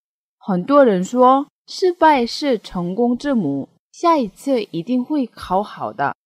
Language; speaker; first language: Chinese; non-native, fluent; Korean